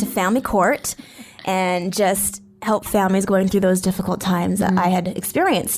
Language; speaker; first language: English; native; English